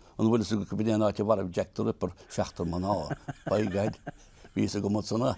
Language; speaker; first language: Irish; native; Irish